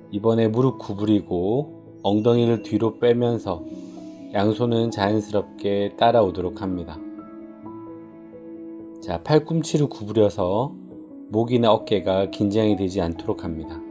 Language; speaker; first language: Korean; native; Korean